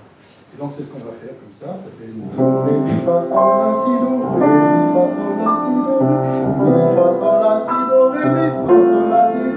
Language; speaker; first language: French; native; French